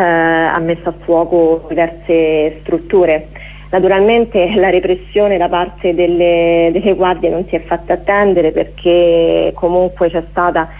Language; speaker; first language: Italian; native; Italian